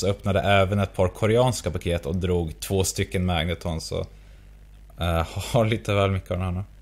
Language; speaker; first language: Swedish; native; Swedish